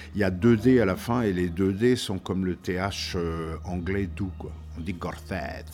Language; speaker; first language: French; native; French